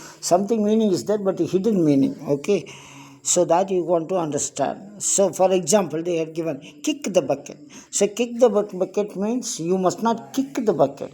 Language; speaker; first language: English; non-native, local second language; Tamil